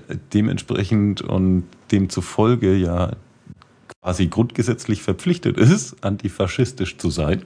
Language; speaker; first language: German; native; German